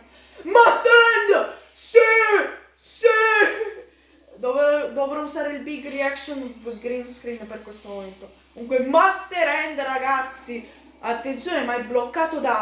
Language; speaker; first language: Italian; native; Italian